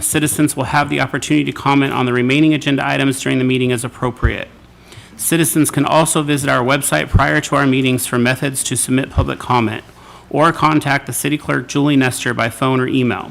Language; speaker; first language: English; native; English